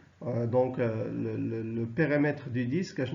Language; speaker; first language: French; non-native, local second language; Arabic